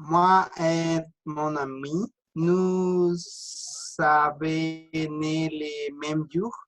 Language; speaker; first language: French; non-native, learner; Spanish